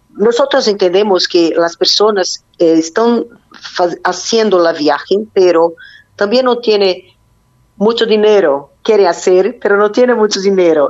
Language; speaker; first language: Spanish; non-native, learner; Portuguese